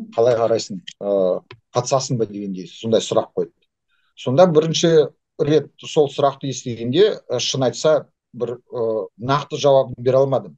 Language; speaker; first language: Kazakh; non-native, local second language; Russian